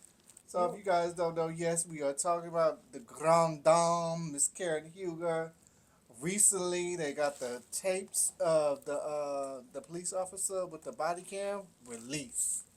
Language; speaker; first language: English; native; English